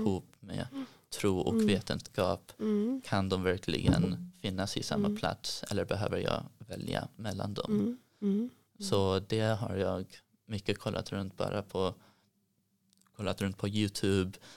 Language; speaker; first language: Swedish; early bilingual, heritage; Swedish